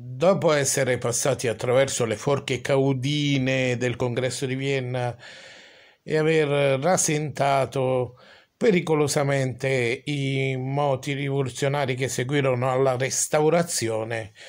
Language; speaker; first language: Italian; native; Italian